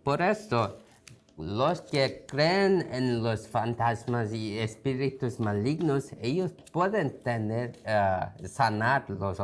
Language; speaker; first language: Spanish; non-native, fluent; Korean